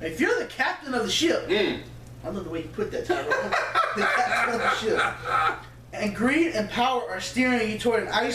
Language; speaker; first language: English; native; English